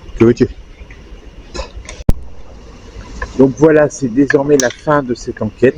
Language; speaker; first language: French; native; French